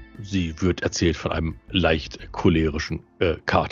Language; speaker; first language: German; native; German